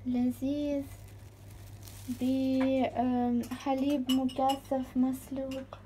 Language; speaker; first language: Arabic; non-native, fluent; Ukrainian